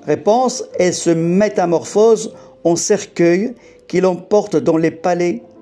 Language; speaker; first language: French; non-native, local second language; Arabic